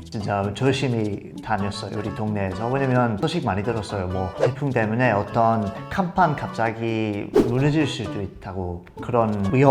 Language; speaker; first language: Korean; non-native, fluent; English